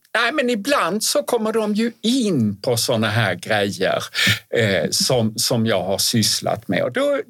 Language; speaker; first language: Swedish; native; Swedish